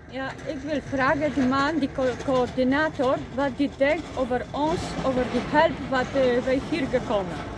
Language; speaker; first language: Dutch; non-native, learner; Polish